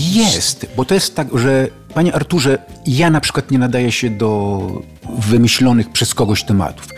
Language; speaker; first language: Polish; native; Polish